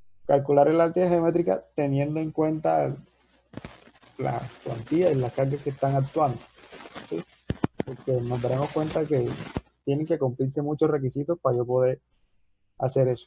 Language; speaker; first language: Spanish; native; Spanish